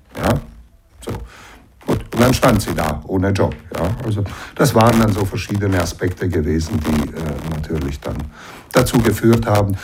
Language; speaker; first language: German; early bilingual, heritage; German